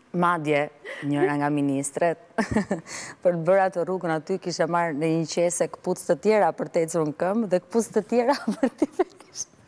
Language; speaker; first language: Albanian; native; Albanian